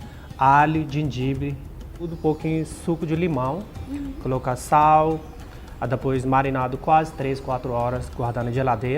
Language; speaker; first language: Portuguese; non-native, learner; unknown